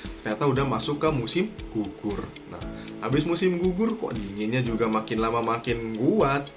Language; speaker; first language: Indonesian; native; Indonesian